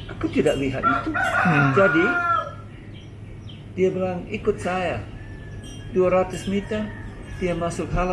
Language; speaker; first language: Indonesian; non-native, fluent; English